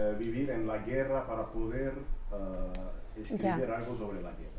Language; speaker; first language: Spanish; non-native, fluent; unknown